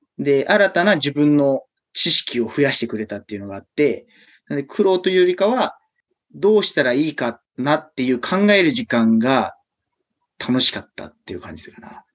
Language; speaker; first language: Japanese; native; Japanese